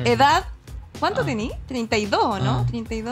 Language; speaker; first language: Spanish; native; Spanish